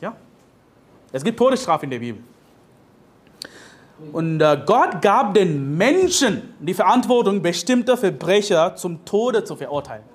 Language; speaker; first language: German; non-native, fluent; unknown